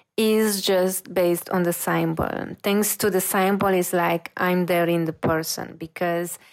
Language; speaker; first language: English; non-native, fluent; Romanian